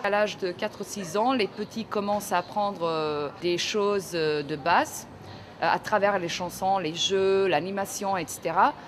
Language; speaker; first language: French; non-native, fluent; Serbian